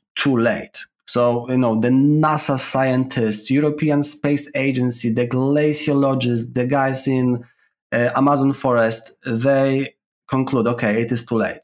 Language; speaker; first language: English; non-native, fluent; Polish